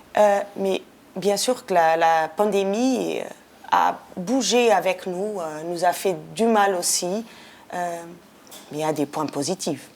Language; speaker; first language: French; non-native, fluent; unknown